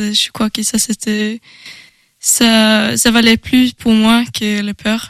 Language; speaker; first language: French; non-native, learner; Swedish